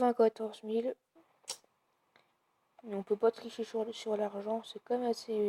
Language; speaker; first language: French; native; French